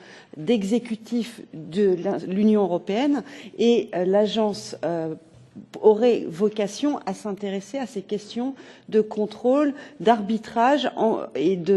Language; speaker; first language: French; native; French